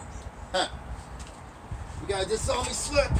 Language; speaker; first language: English; native; English